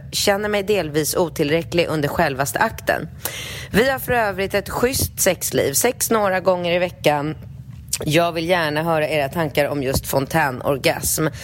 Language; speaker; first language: Swedish; early bilingual, other home language; Polish